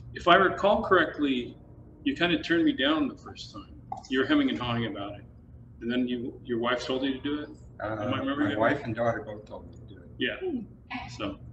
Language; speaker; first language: English; native; English